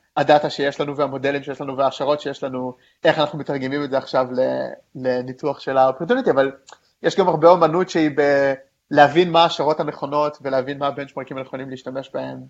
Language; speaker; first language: Hebrew; native; Hebrew